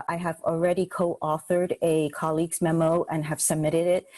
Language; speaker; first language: English; non-native, local second language; Cantonese